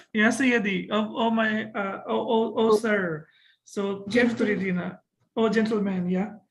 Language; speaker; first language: Arabic; non-native, fluent; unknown